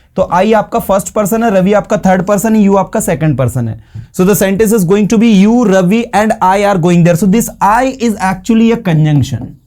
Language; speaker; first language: Hindi; native; Hindi